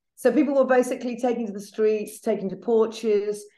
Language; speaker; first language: English; native; English